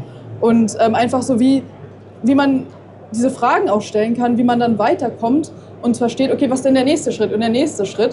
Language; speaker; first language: German; native; German